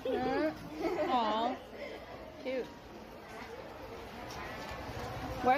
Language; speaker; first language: English; non-native, learner; Vietnamese